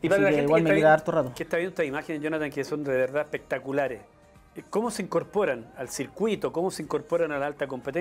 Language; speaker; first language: Spanish; native; Spanish